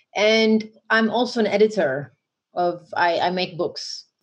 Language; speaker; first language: English; non-native, fluent; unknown